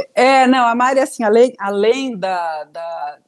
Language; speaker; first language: Portuguese; native; Portuguese